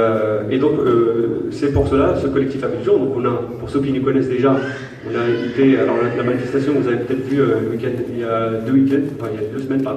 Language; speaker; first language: French; native; French